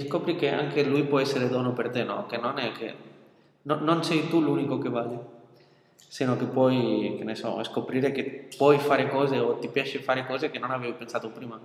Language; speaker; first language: Italian; non-native, fluent; Spanish